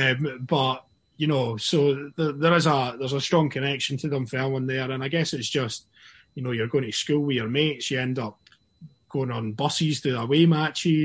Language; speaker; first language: English; native; English